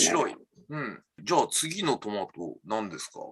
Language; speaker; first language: Japanese; native; Japanese